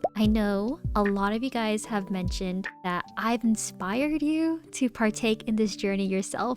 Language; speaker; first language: English; native; English